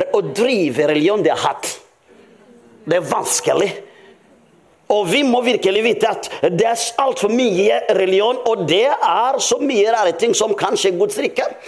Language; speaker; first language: Norwegian; non-native, fluent; Rundi